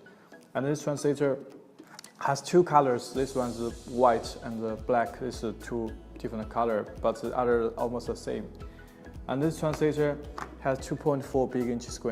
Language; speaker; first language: English; non-native, learner; Chinese